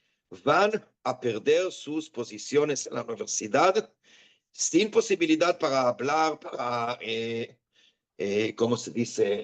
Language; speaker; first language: Spanish; non-native, fluent; Hebrew